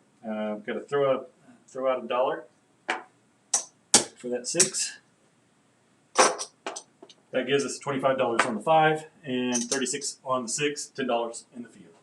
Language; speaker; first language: English; native; English